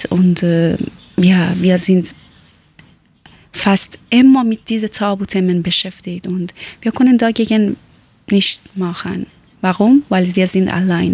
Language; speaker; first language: German; non-native, learner; Persian